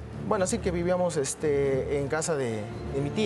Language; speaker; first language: Spanish; native; Spanish